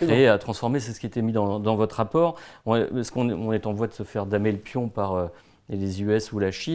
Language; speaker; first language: French; native; French